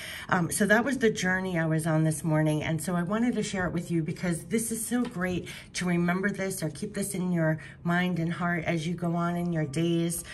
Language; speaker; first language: English; native; English